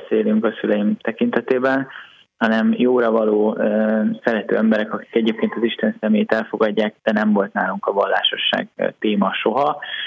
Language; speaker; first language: Hungarian; native; Hungarian